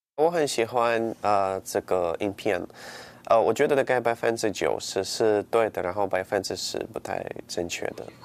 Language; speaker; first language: Chinese; non-native, fluent; Ukrainian